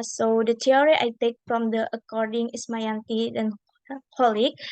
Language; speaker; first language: English; non-native, learner; Indonesian